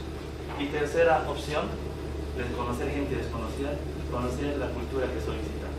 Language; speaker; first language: Spanish; native; Spanish